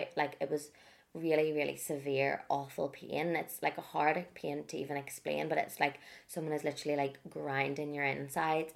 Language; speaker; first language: English; native; English